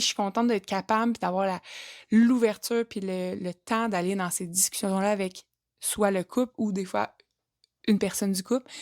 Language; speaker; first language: French; native; French